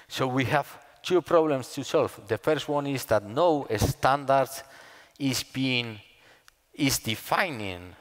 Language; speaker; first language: English; non-native, fluent; Spanish